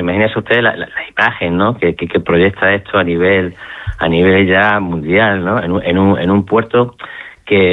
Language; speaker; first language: Spanish; native; Spanish